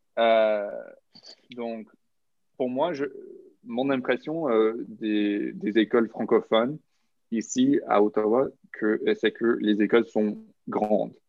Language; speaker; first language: French; non-native, local second language; English